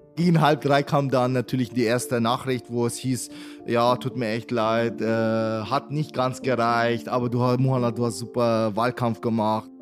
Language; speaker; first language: German; early bilingual, other home language; Arabic